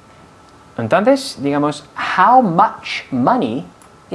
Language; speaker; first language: English; non-native, fluent; Spanish